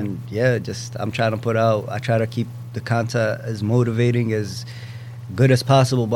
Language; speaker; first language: English; native; English